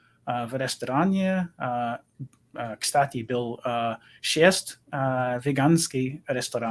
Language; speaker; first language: Russian; non-native, learner; English